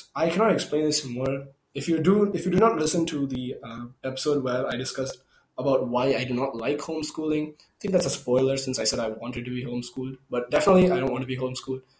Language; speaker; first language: English; non-native, local second language; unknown